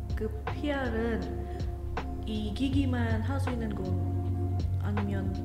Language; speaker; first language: Korean; non-native, local second language; Indonesian